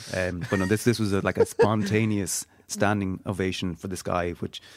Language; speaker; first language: English; native; English